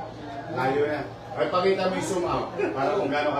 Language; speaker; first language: Filipino; native; Filipino